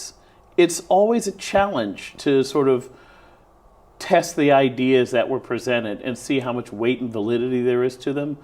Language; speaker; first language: English; native; English